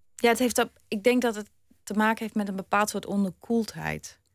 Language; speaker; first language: Dutch; early bilingual, other home language; German